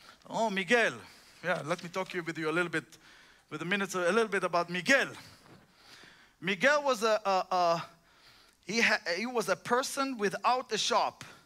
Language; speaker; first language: English; non-native, fluent; Hebrew